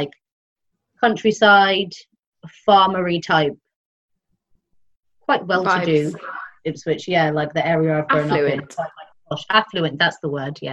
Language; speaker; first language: English; native; English